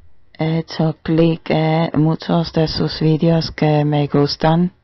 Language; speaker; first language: Spanish; non-native, fluent; German